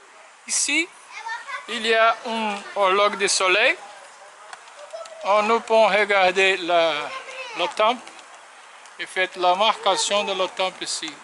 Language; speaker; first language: French; non-native, learner; Portuguese